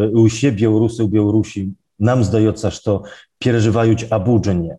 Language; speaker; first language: Belarusian; non-native, local second language; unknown